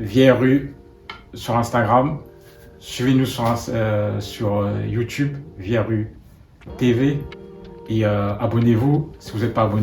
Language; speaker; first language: French; native; French